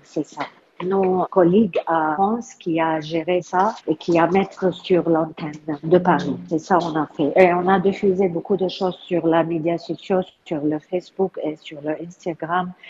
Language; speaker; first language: French; non-native, learner; Arabic